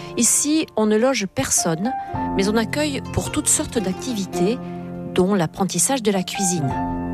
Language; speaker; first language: French; native; French